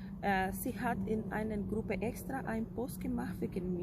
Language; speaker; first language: German; non-native, fluent; Spanish